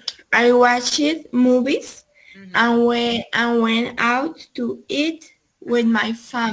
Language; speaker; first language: English; non-native, learner; Spanish